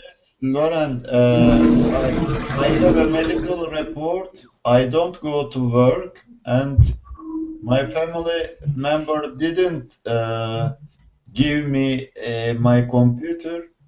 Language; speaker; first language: English; non-native, learner; Turkish